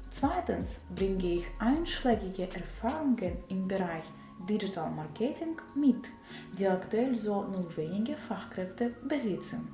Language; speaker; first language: German; non-native, fluent; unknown